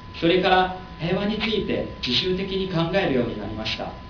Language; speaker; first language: Japanese; non-native, learner; Chinese